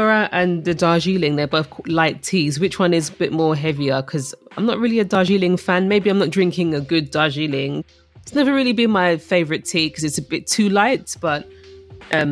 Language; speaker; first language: English; native; English